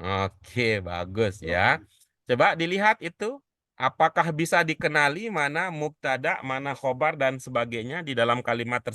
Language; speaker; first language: Indonesian; native; Indonesian